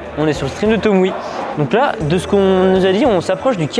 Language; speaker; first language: French; native; French